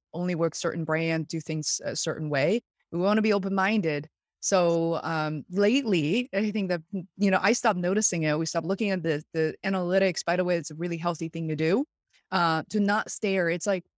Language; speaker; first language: English; non-native, fluent; Chinese